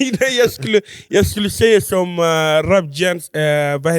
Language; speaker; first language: Swedish; non-native, fluent; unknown